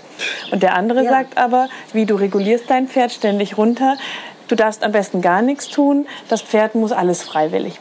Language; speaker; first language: German; native; German